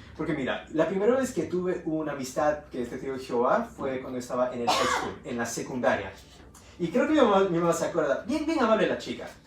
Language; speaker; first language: Spanish; early bilingual, heritage; Spanish